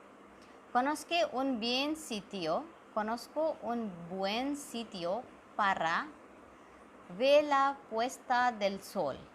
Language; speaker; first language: Spanish; non-native, fluent; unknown